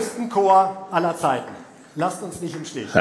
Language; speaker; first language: German; native; German